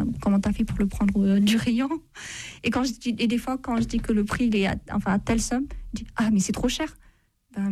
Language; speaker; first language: French; non-native, fluent; Amharic